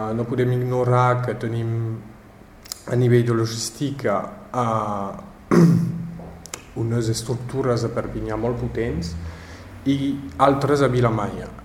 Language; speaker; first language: Catalan; non-native, local second language; French